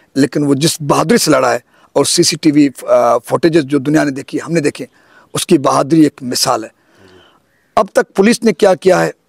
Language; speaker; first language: Urdu; non-native, local second language; Sindhi